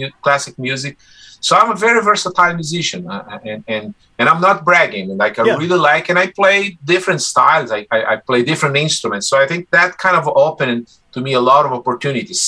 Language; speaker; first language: English; non-native, fluent; Portuguese